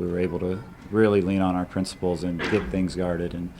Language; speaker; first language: English; native; English